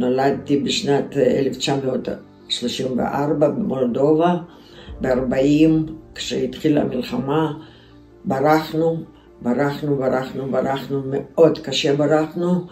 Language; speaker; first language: Hebrew; non-native, fluent; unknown